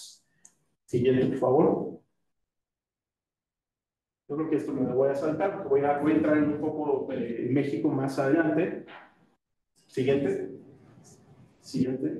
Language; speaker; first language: Spanish; native; Spanish